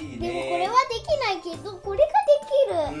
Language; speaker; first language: Japanese; early bilingual, heritage; Japanese